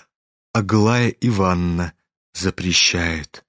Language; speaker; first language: Russian; native; Russian